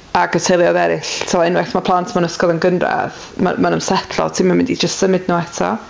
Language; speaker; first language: Welsh; native; Welsh